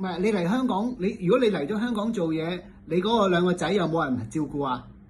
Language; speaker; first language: Cantonese; native; Cantonese